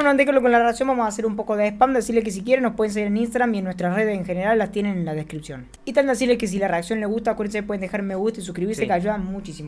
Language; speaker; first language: Spanish; native; Spanish